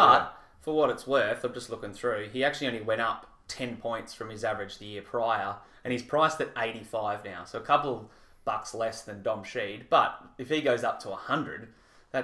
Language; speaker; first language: English; native; English